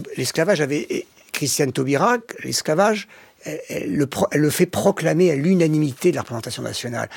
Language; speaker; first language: French; native; French